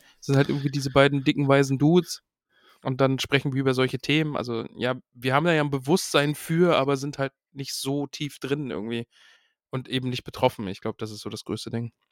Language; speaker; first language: German; native; German